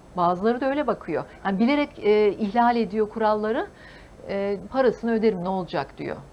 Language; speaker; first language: Turkish; native; Turkish